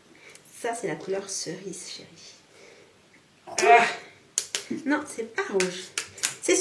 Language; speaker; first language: French; native; French